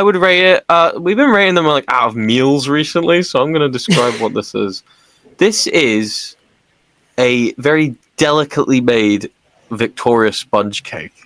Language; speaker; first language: English; native; English